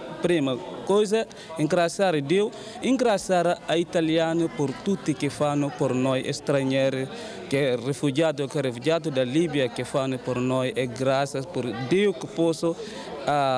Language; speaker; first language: Italian; non-native, learner; Portuguese